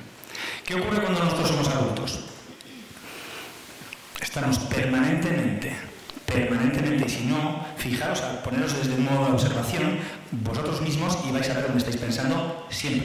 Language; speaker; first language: Spanish; native; Spanish